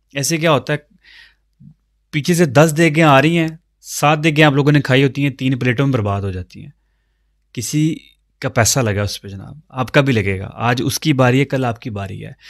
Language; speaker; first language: Urdu; non-native, local second language; Punjabi